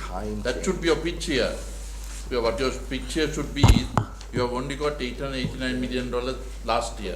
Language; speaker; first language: English; non-native, local second language; Sinhala